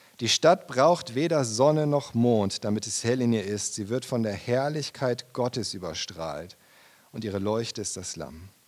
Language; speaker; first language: German; native; German